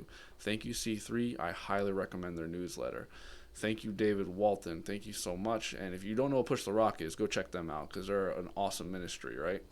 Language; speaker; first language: English; native; English